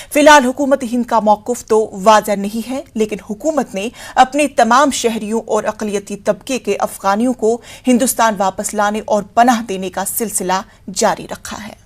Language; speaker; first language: Hindi; native; Hindi